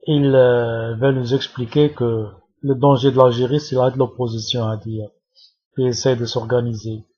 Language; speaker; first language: French; non-native, local second language; Arabic